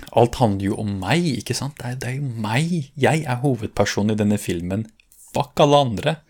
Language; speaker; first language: Norwegian; early bilingual, other home language; Kurdish